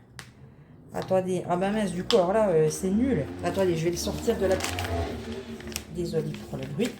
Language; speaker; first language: French; native; French